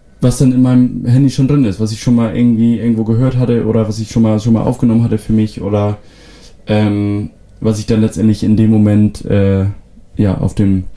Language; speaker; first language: German; non-native, local second language; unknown